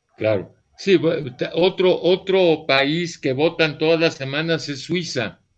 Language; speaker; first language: Spanish; native; Spanish